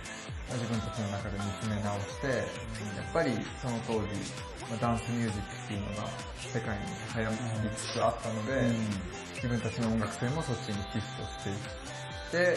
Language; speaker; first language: Japanese; native; Japanese